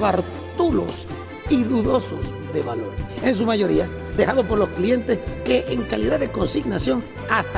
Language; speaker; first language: Spanish; native; Spanish